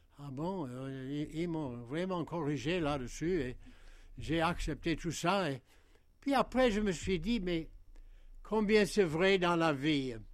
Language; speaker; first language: French; non-native, fluent; English